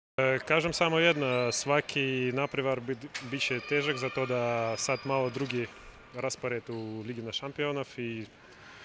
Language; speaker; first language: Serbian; non-native, learner; Russian